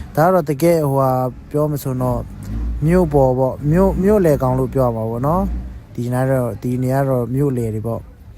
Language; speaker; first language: Burmese; non-native, local second language; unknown